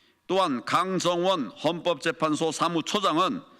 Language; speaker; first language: Korean; native; Korean